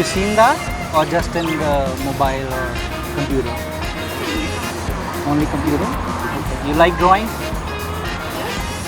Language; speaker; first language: English; non-native, local second language; Hindi